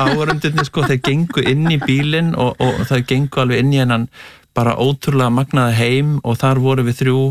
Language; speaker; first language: Icelandic; native; Icelandic